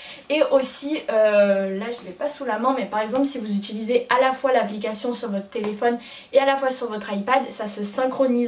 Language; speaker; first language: French; native; French